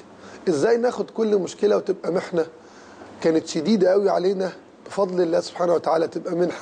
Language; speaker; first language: Arabic; native; Arabic